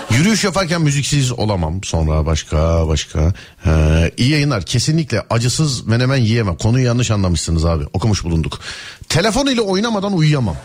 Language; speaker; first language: Turkish; native; Turkish